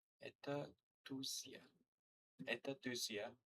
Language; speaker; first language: Russian; non-native, learner; English